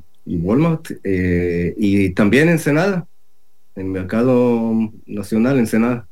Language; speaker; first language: Spanish; non-native, learner; Hebrew